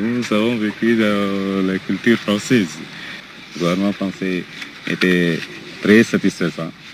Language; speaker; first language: French; non-native, local second language; Telugu